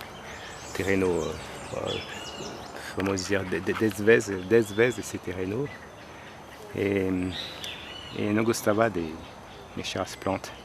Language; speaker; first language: Portuguese; non-native, fluent; French